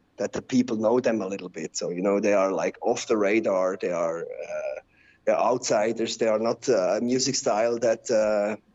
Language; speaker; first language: English; non-native, fluent; Swiss German